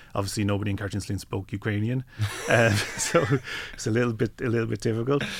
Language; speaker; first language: English; native; English